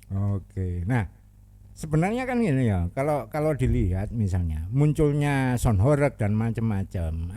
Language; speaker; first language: Indonesian; non-native, local second language; Javanese